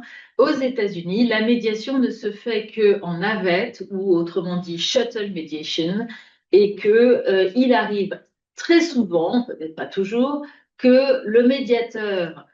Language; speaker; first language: French; native; French